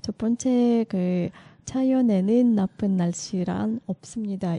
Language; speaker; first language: Korean; non-native, learner; Russian